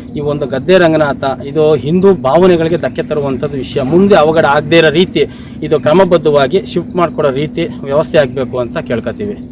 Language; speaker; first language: Kannada; native; Kannada